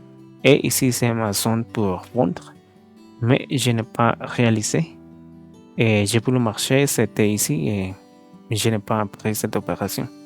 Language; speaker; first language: French; non-native, learner; Spanish